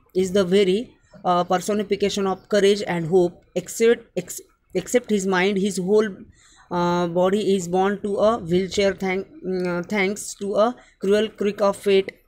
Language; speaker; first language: English; non-native, local second language; Marathi